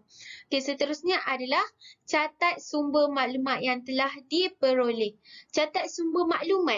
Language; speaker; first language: Malay; native; Malay